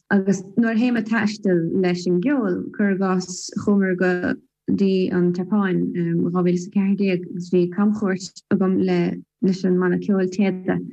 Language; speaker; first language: Irish; native; Irish